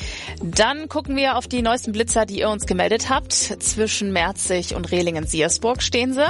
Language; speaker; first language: German; native; German